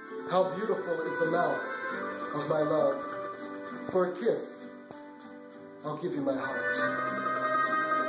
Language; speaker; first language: English; native; English